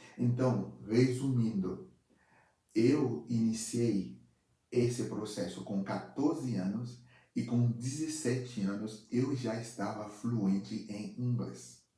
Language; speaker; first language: Portuguese; non-native, fluent; Haitian Creole